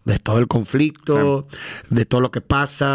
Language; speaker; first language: Spanish; native; Spanish